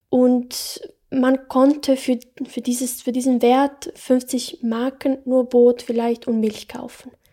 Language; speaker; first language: German; non-native, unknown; Bosnian